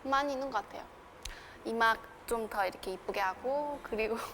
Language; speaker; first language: Korean; non-native, fluent; Chinese